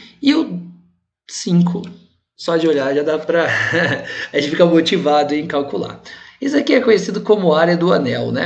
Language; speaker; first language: Portuguese; native; Portuguese